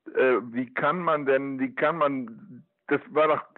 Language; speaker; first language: German; native; German